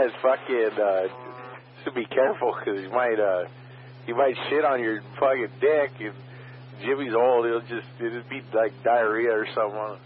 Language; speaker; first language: English; native; English